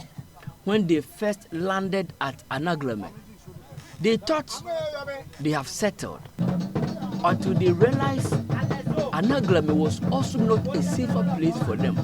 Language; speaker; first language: English; non-native, local second language; Akan